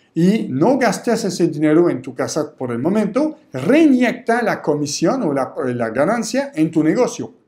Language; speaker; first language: Spanish; non-native, fluent; French